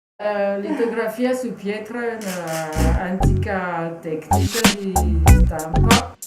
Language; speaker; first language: Italian; non-native, fluent; French